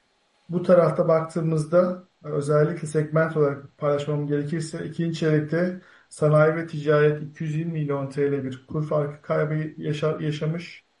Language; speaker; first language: Turkish; native; Turkish